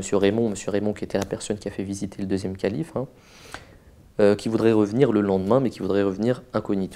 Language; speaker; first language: French; native; French